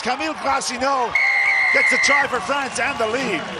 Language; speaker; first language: English; native; English